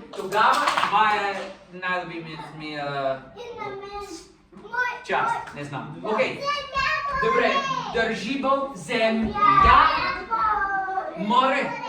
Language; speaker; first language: Bulgarian; non-native, fluent; English